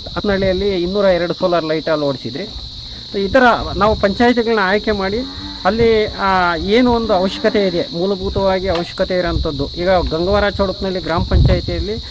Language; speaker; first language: Kannada; native; Kannada